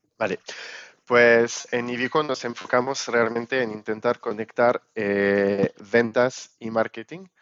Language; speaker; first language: Spanish; non-native, fluent; French